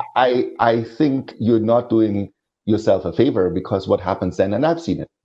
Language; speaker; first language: English; non-native, fluent; German